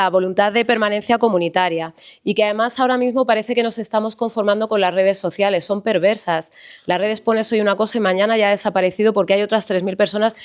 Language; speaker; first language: Spanish; native; Spanish